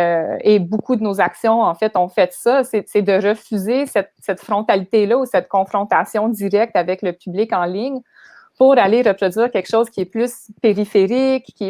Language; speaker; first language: French; native; French